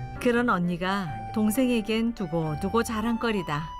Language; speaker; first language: Korean; native; Korean